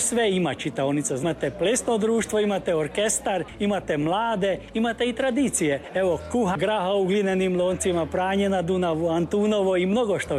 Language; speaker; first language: Croatian; early bilingual, heritage; Croatian